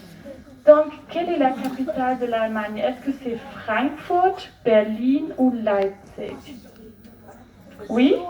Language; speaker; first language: French; non-native, fluent; German